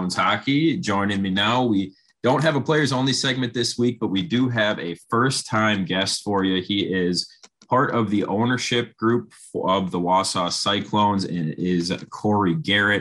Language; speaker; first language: English; native; English